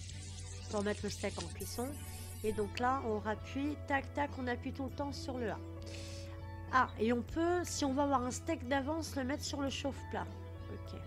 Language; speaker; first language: French; native; French